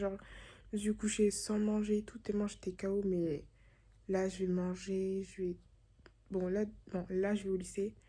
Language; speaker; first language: French; native; French